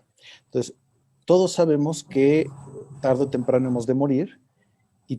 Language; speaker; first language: Spanish; native; Spanish